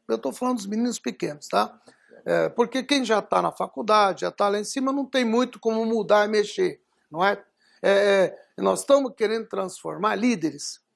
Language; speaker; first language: Portuguese; early bilingual, other home language; Arabic